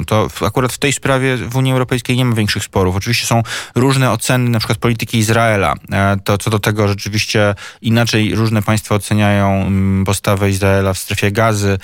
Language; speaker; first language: Polish; native; Polish